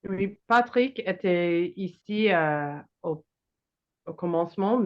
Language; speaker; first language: French; non-native, learner; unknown